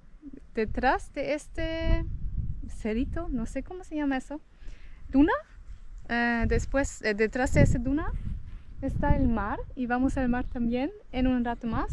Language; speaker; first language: Spanish; non-native, fluent; German